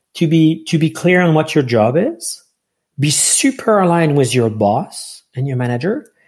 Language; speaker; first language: English; non-native, fluent; French